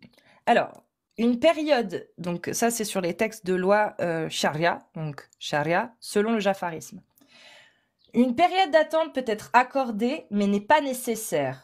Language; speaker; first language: French; native; French